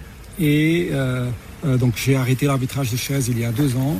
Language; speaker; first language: French; non-native, fluent; Portuguese